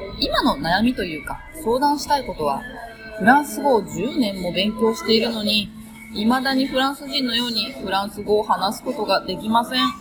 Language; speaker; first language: Japanese; native; Japanese